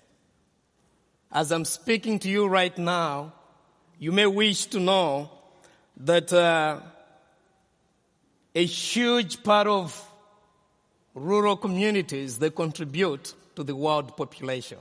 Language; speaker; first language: English; non-native, local second language; Nyanja